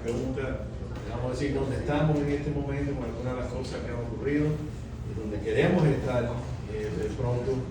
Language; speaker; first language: Spanish; early bilingual, heritage; Spanish